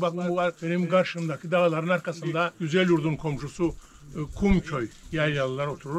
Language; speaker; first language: Turkish; native; Turkish